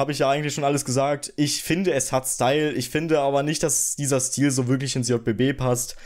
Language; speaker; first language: German; native; German